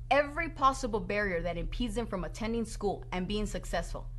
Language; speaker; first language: English; native; English